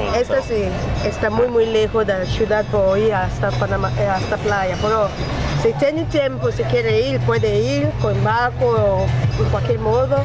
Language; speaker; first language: Spanish; non-native, learner; Italian